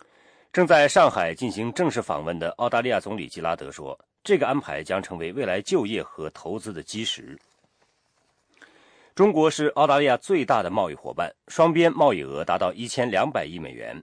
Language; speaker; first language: Chinese; native; Chinese